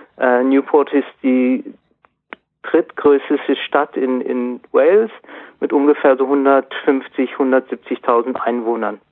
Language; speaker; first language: German; native; German